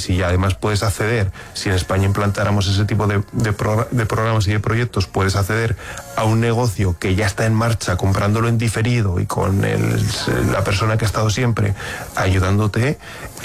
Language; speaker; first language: Spanish; native; Spanish